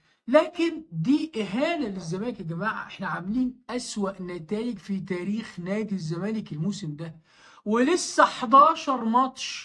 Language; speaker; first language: Arabic; native; Arabic